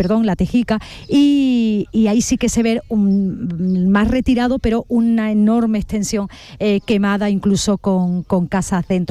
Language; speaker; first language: Spanish; native; Spanish